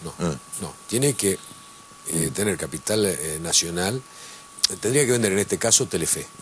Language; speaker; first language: Spanish; native; Spanish